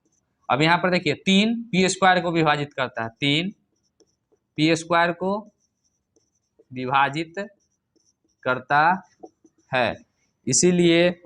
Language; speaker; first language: Hindi; native; Hindi